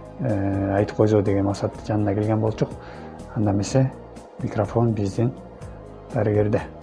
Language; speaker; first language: Kyrgyz; native; Kyrgyz